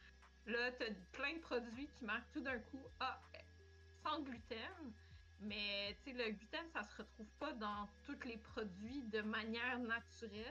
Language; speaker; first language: French; native; French